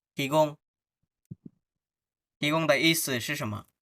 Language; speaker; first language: Chinese; non-native, fluent; Bangla